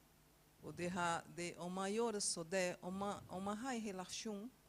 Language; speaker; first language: Swedish; non-native, fluent; Portuguese